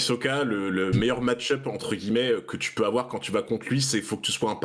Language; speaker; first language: French; native; French